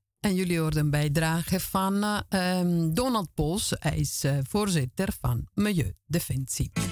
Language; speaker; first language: Dutch; non-native, fluent; Italian